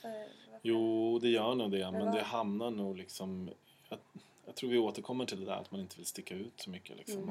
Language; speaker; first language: Swedish; native; Swedish